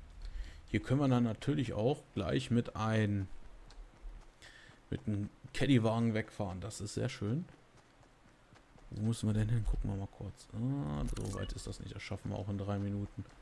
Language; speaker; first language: German; native; German